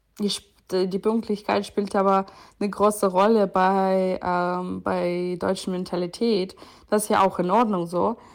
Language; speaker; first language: German; non-native, fluent; Ukrainian